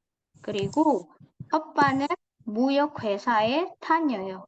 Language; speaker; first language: Korean; non-native, fluent; Indonesian